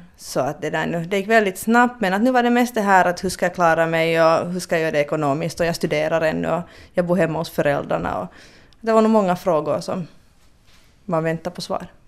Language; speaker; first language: Swedish; native; Swedish